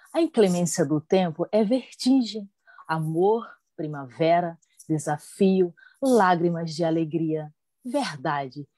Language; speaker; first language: Portuguese; native; Portuguese